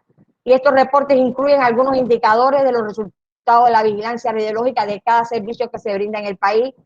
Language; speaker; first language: Spanish; native; Spanish